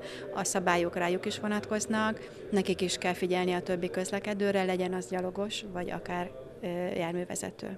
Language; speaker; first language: Hungarian; native; Hungarian